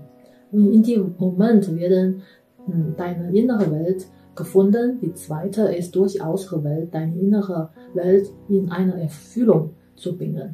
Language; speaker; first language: German; non-native, fluent; Chinese